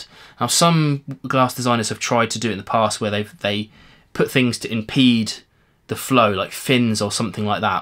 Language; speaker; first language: English; native; English